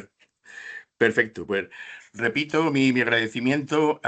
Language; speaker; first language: Spanish; native; Spanish